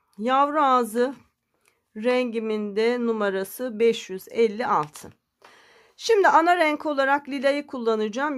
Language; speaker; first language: Turkish; native; Turkish